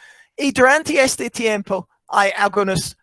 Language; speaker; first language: Spanish; non-native, fluent; English